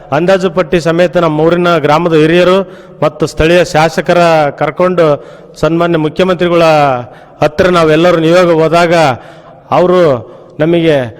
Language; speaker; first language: Kannada; native; Kannada